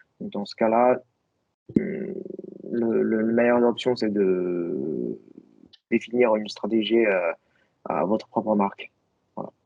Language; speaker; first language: French; non-native, fluent; Chinese